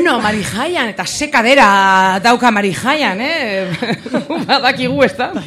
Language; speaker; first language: Basque; non-native, local second language; Spanish